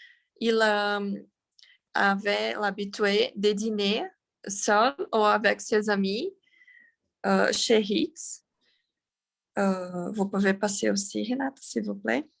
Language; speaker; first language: French; non-native, learner; Portuguese